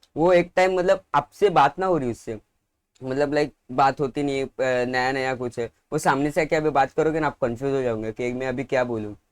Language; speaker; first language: Hindi; non-native, local second language; Marathi